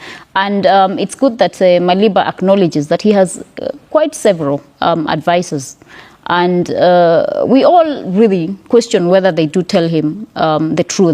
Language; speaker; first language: English; non-native, local second language; Kikuyu